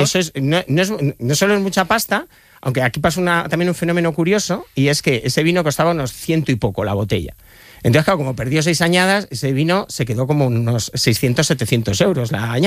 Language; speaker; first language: Spanish; native; Spanish